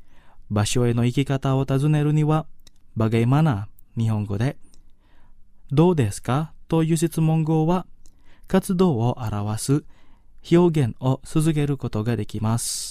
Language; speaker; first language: Japanese; non-native, fluent; Indonesian